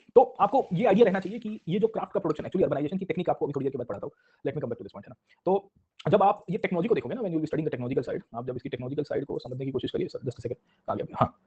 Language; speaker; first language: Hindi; non-native, local second language; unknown